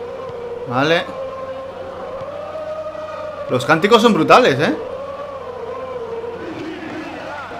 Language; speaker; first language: Spanish; native; Spanish